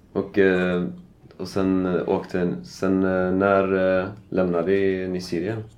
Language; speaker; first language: Swedish; native; Swedish